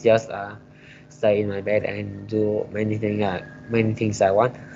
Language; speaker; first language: English; non-native, learner; Vietnamese